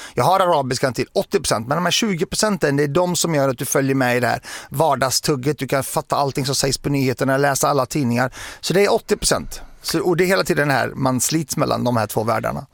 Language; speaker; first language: Swedish; early bilingual, other home language; Arabic